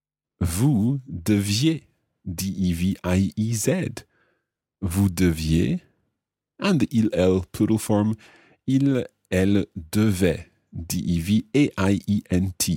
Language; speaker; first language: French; non-native, fluent; English